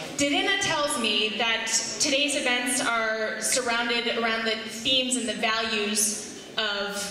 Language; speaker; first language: English; native; English